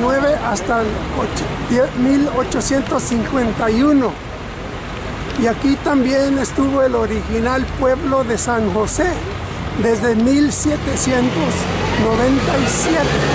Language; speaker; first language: Spanish; early bilingual, other home language; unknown